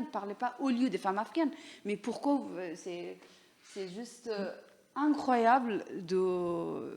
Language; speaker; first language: French; non-native, learner; Persian